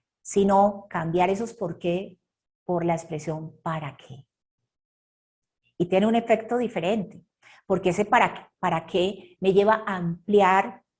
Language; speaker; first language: Spanish; native; Spanish